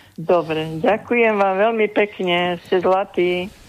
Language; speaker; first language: Slovak; native; Slovak